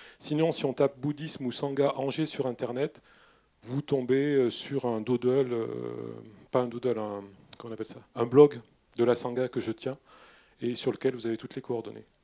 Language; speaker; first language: French; native; French